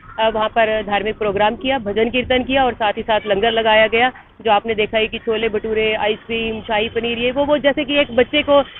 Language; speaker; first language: Hindi; native; Hindi